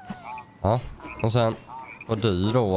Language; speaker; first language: Swedish; native; Swedish